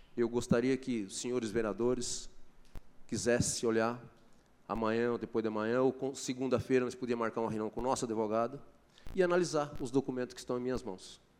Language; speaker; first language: Portuguese; native; Portuguese